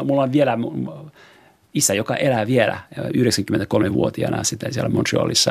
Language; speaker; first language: Finnish; non-native, fluent; French